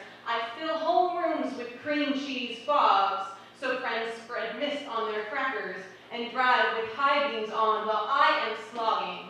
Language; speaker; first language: English; native; English